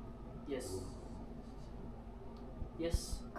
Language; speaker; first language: English; non-native, learner; Indonesian